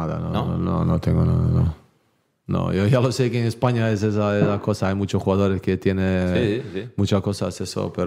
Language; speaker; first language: Spanish; non-native, learner; Bosnian